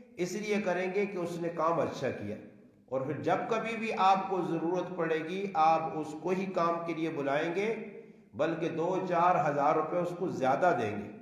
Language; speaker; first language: Urdu; non-native, local second language; Northern Hindko